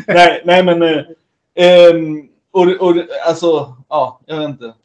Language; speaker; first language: Swedish; early bilingual, other home language; Spanish